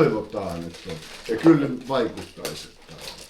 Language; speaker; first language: Finnish; native; Finnish